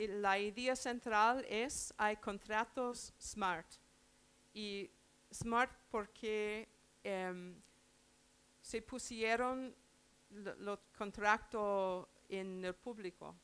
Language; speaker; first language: Spanish; non-native, learner; English